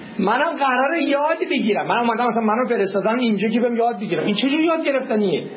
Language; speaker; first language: Persian; non-native, local second language; Azerbaijani